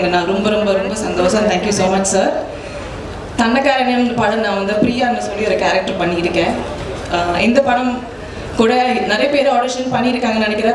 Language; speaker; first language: Tamil; non-native, local second language; Malayalam